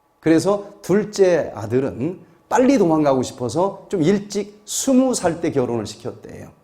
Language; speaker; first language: Korean; native; Korean